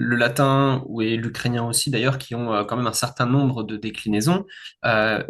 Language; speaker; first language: French; native; French